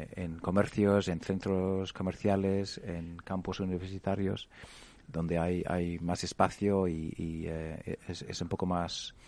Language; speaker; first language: Spanish; non-native, fluent; English